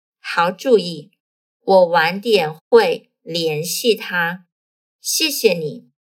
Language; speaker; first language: Chinese; non-native, fluent; Portuguese